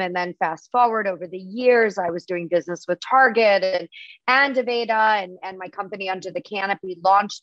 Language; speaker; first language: English; native; English